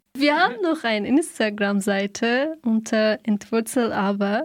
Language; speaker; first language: German; non-native, fluent; Persian